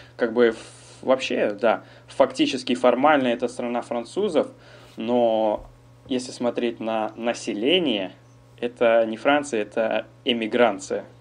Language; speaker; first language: Russian; native; Russian